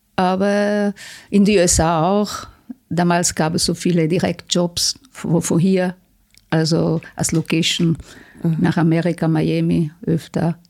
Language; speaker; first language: German; non-native, fluent; Italian